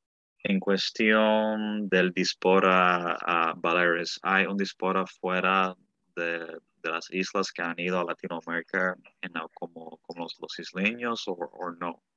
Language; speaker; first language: Spanish; early bilingual, heritage; Spanish